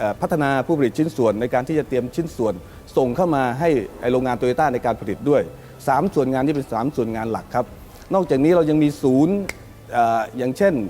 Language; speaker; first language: Thai; native; Thai